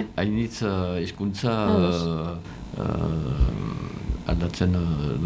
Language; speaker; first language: Basque; non-native, learner; French